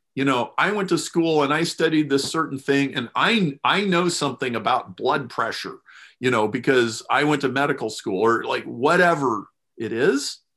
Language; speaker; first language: English; native; English